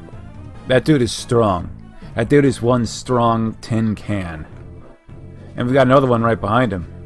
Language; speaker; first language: English; native; English